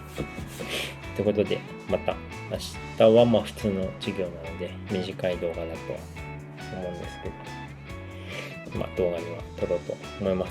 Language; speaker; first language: Japanese; native; Japanese